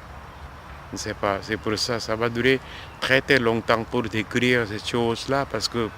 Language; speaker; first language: French; non-native, learner; Korean